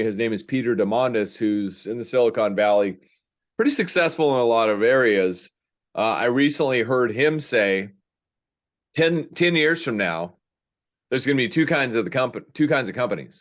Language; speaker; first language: English; native; English